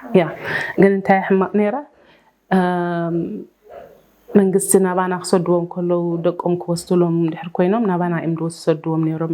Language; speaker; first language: Tigrinya; early bilingual, heritage; Tigrinya